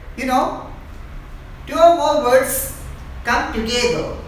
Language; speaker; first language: English; non-native, local second language; Malayalam